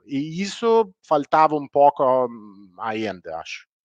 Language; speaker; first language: Portuguese; non-native, learner; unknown